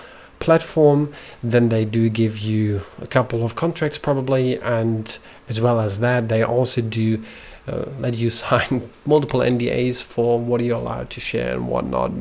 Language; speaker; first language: English; non-native, fluent; German